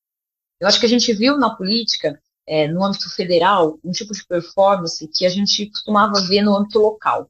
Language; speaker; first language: Portuguese; native; Portuguese